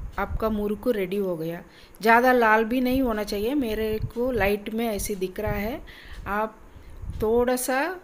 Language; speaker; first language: Hindi; non-native, local second language; Tamil